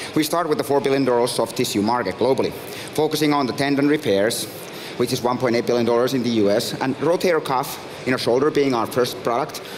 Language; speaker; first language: English; non-native, fluent; Finnish